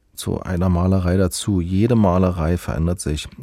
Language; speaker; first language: German; native; German